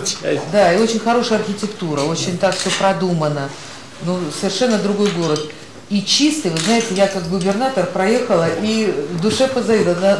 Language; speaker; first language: Russian; native; Russian